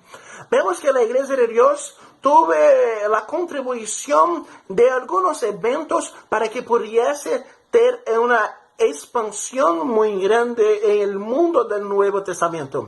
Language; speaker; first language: Spanish; non-native, fluent; Portuguese